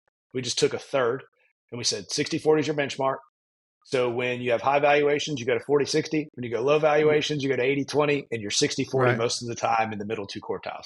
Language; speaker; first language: English; native; English